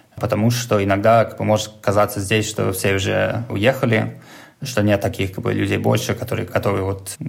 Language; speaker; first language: Russian; non-native, fluent; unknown